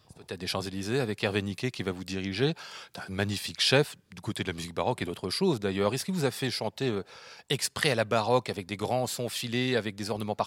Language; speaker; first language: French; native; French